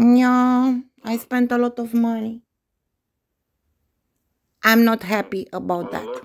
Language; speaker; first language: English; non-native, fluent; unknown